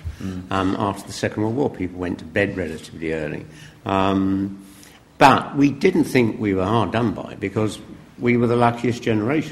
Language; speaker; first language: English; native; English